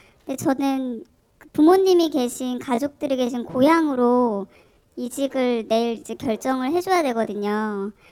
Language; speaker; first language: Korean; native; Korean